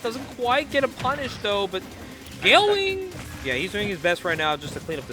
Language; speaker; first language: English; native; English